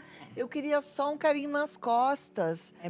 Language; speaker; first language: Portuguese; native; Portuguese